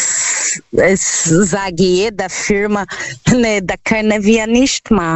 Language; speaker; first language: German; non-native, fluent; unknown